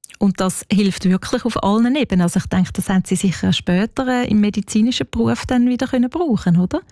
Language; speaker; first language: German; native; German